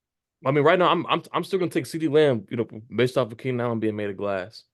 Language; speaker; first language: English; native; English